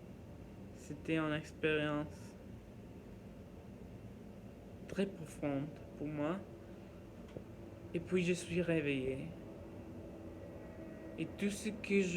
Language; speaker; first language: French; non-native, learner; Norwegian